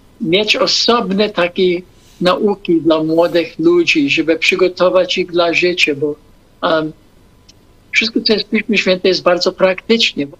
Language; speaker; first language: Polish; early bilingual, heritage; English